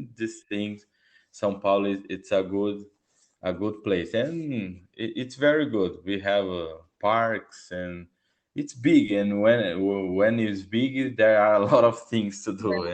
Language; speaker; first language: English; non-native, learner; Portuguese